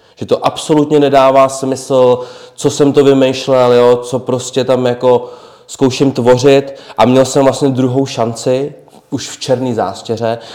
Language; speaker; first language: Czech; native; Czech